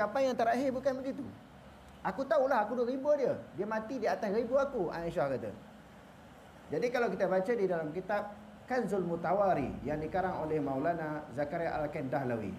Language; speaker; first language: Malay; native; Malay